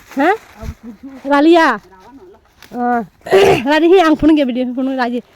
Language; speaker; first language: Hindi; non-native, local second language; Kok Borok